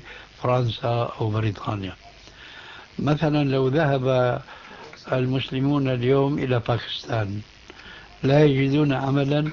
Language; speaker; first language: Arabic; early bilingual, other home language; Albanian